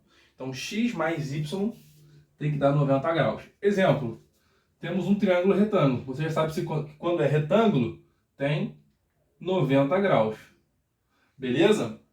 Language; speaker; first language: Portuguese; native; Portuguese